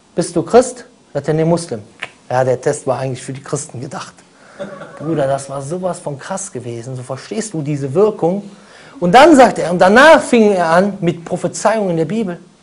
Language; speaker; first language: German; native; German